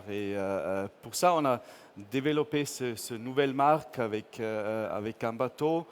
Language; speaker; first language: French; non-native, fluent; English